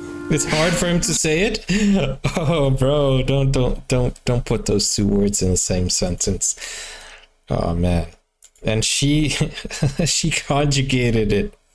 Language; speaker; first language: English; native; English